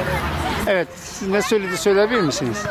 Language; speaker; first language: Turkish; native; Turkish